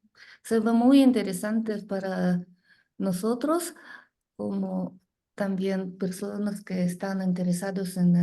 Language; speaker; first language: Spanish; non-native, learner; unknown